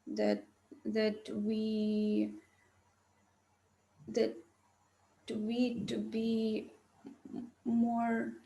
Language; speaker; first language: English; non-native, learner; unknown